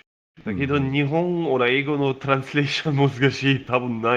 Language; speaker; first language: Japanese; non-native, learner; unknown